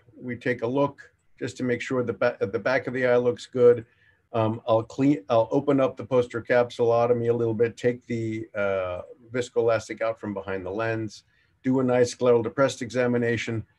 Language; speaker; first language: English; native; English